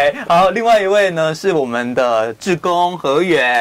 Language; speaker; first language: Chinese; native; Chinese